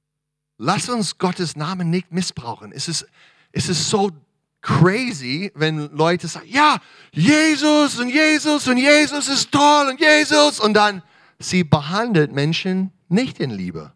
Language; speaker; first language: German; non-native, fluent; English